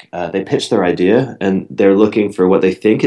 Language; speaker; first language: English; native; English